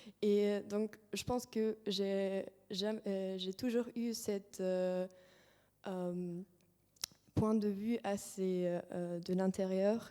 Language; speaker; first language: French; non-native, fluent; German